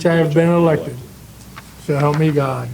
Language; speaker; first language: English; native; English